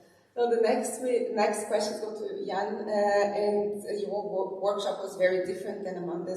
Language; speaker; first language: English; non-native, fluent; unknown